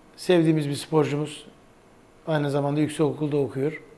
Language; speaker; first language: Turkish; native; Turkish